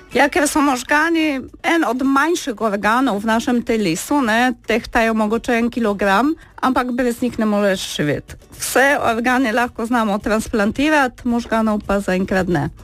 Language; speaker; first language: Slovenian; non-native, fluent; Polish